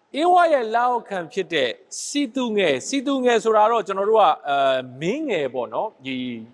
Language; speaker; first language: Burmese; native; Burmese